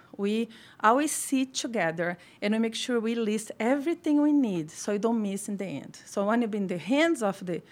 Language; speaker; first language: English; non-native, fluent; Portuguese